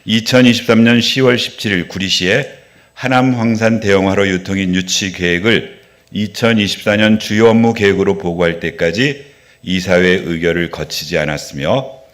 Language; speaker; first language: Korean; native; Korean